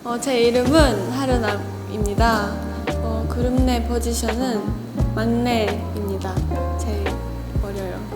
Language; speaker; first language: Korean; non-native, fluent; Japanese